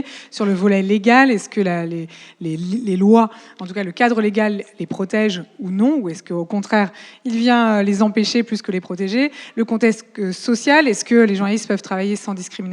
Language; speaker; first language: French; native; French